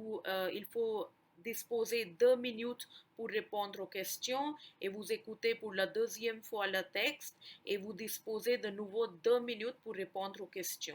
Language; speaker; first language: French; non-native, fluent; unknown